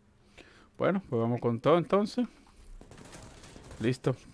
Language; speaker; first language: Spanish; native; Spanish